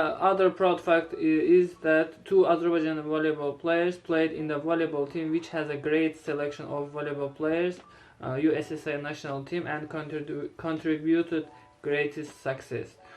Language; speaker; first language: English; non-native, learner; Azerbaijani